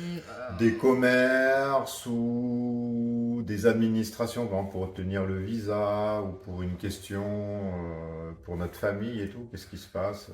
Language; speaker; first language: French; native; French